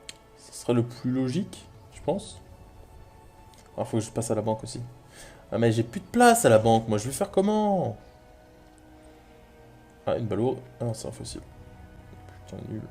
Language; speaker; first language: French; native; French